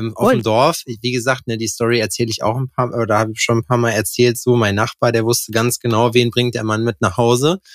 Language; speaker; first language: German; native; German